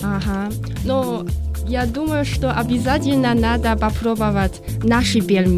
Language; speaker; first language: Russian; non-native, learner; Chinese